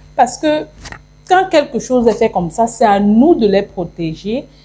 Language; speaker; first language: French; non-native, local second language; English